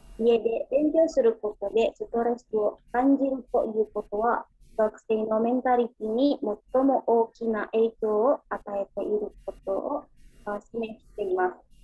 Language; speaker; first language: Japanese; non-native, learner; Indonesian